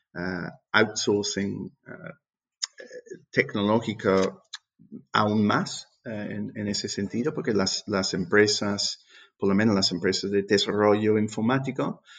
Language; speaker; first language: Spanish; non-native, fluent; English